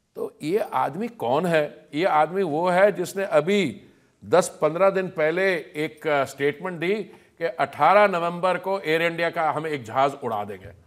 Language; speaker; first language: Hindi; native; Hindi